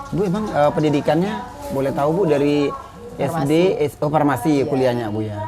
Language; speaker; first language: Indonesian; native; Indonesian